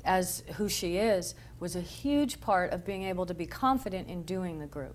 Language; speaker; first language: English; native; English